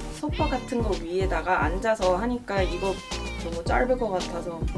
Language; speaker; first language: Korean; non-native, fluent; English